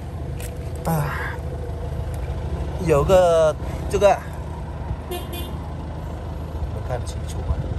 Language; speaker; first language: Chinese; non-native, fluent; Vietnamese